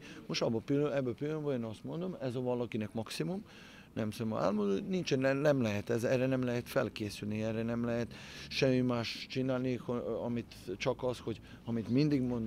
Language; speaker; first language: Hungarian; non-native, fluent; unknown